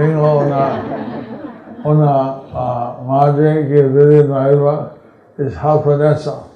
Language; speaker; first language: Spanish; non-native, learner; English